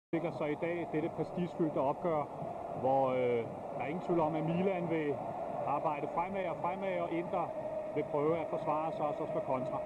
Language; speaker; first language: Danish; native; Danish